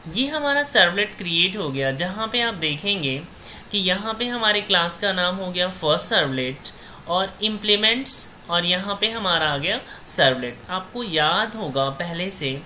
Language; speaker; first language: Hindi; native; Hindi